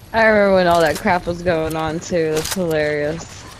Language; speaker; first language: English; native; English